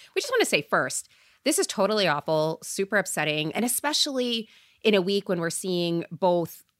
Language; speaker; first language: English; native; English